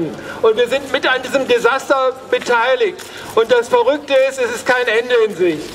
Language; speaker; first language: German; native; German